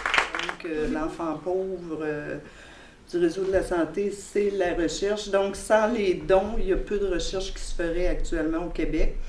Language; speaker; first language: French; native; French